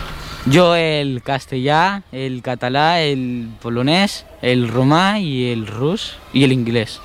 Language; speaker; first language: Catalan; early bilingual, other home language; Polish